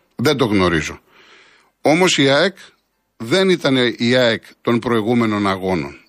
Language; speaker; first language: Greek; native; Greek